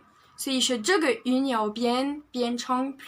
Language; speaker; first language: Chinese; non-native, fluent; French